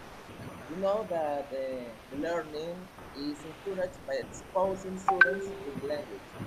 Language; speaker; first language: English; non-native, fluent; Spanish